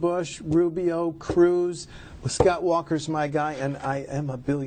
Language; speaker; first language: English; native; English